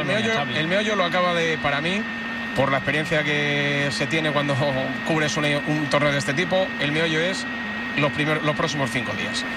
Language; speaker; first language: Spanish; native; Spanish